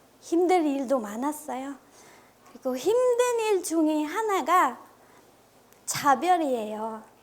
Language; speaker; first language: Korean; non-native, fluent; Filipino